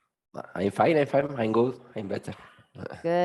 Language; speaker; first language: English; non-native, learner; Spanish